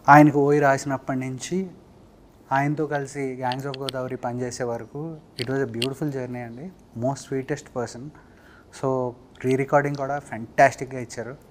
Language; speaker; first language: Telugu; native; Telugu